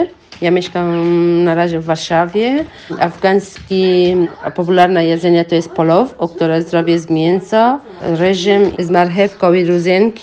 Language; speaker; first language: Polish; non-native, learner; Persian